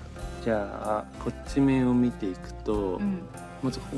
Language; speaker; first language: Japanese; native; Japanese